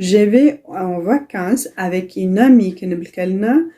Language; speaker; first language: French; non-native, fluent; Tigrinya